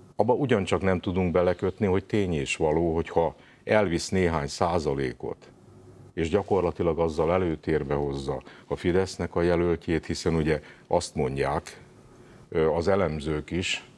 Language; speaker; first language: Hungarian; native; Hungarian